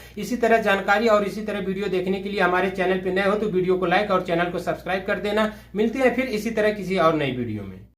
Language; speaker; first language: Hindi; native; Hindi